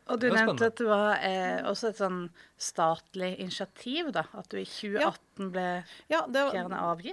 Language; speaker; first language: Norwegian; native; Norwegian